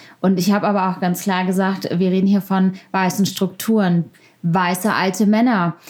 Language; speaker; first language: German; early bilingual, other home language; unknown